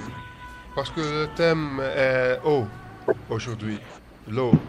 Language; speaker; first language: French; non-native, fluent; Dutch